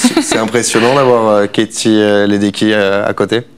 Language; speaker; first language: French; native; French